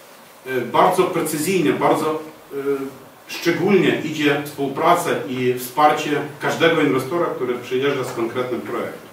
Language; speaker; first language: Polish; non-native, fluent; Ukrainian